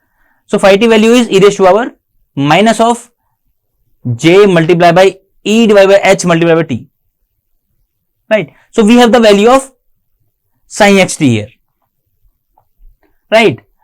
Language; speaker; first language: English; non-native, local second language; Hindi